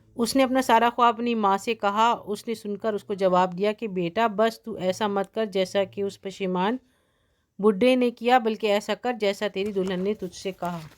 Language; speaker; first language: Urdu; native; Urdu